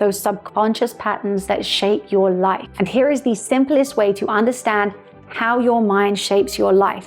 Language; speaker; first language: English; native; English